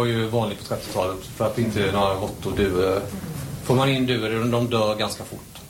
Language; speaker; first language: Swedish; native; Swedish